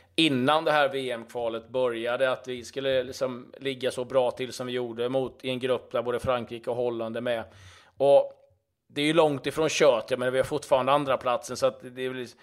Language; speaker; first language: Swedish; native; Swedish